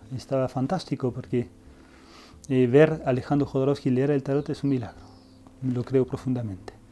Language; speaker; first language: Spanish; non-native, fluent; French